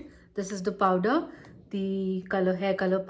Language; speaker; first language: English; non-native, local second language; Hindi